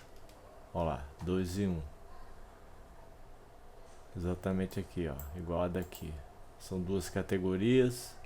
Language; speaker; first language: Portuguese; native; Portuguese